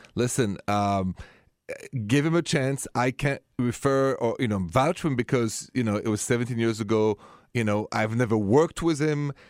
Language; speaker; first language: English; non-native, fluent; French